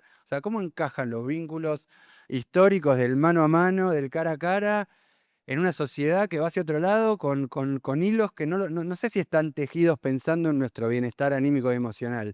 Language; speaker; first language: Spanish; native; Spanish